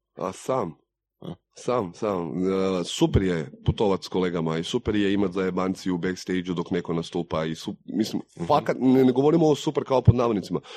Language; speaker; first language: Croatian; native; Croatian